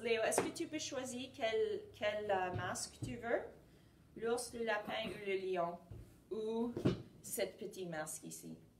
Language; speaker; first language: French; non-native, learner; English